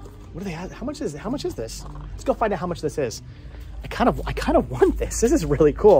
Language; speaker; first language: English; native; English